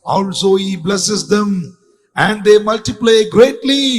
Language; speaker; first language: English; non-native, local second language; Malayalam